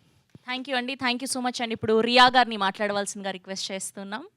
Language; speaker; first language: Telugu; native; Telugu